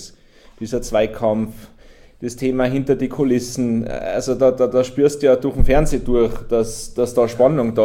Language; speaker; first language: German; native; German